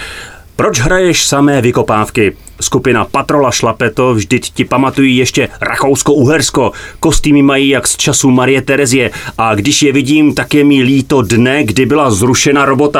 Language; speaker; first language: Czech; native; Czech